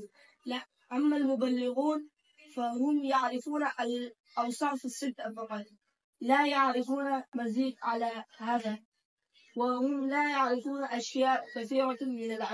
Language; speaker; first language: Arabic; non-native, learner; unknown